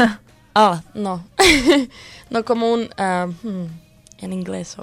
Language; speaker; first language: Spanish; non-native, learner; Croatian